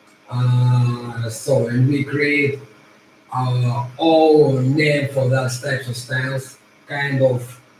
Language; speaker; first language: English; non-native, fluent; Russian